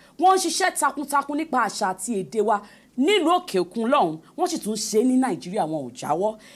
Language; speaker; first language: Yoruba; native; Yoruba